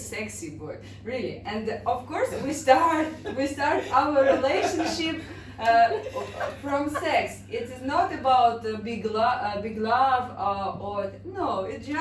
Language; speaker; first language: English; non-native, learner; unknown